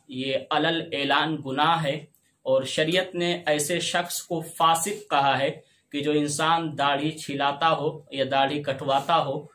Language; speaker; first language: Urdu; native; Urdu